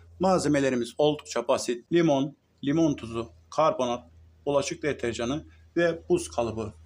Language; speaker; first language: Turkish; native; Turkish